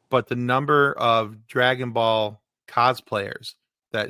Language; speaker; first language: English; native; English